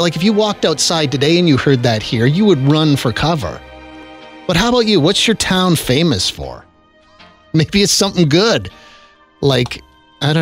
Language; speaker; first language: English; native; English